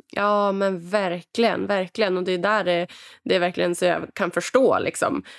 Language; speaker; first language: Swedish; native; Swedish